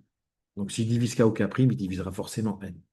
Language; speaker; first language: French; native; French